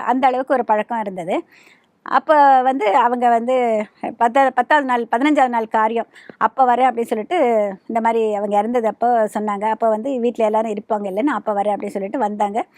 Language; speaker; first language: Tamil; native; Tamil